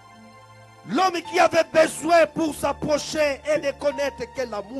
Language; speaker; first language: French; non-native, local second language; Lingala